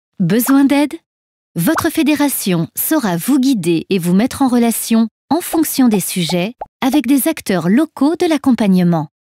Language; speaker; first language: French; native; French